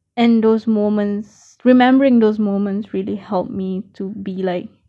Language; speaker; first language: English; non-native, local second language; Malay